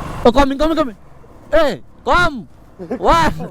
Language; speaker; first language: English; non-native, learner; Nepali